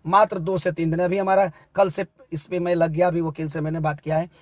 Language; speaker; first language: Hindi; native; Hindi